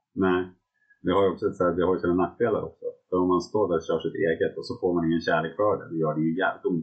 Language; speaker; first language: Swedish; native; Swedish